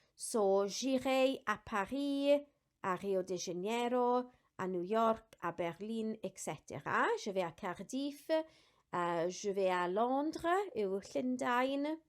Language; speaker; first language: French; non-native, fluent; Welsh